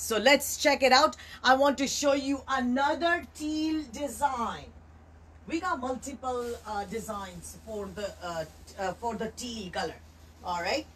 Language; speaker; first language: English; non-native, local second language; Urdu